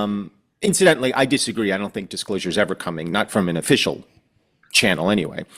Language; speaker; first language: English; native; English